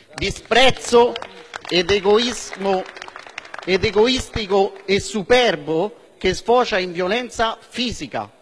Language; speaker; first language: Italian; native; Italian